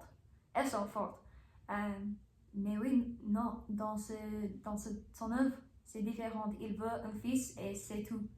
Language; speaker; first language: French; non-native, learner; English